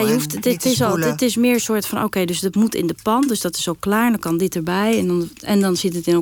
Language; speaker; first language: Dutch; native; Dutch